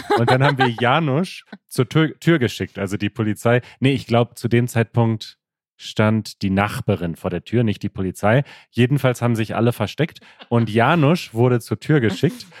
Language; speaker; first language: German; native; German